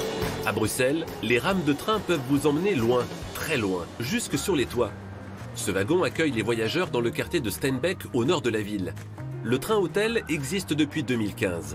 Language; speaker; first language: French; native; French